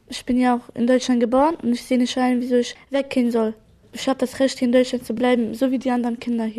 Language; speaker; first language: German; early bilingual, other home language; Bosnian